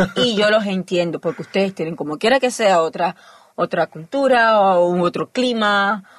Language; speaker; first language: Spanish; native; Spanish